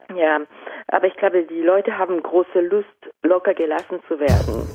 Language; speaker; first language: German; non-native, fluent; Japanese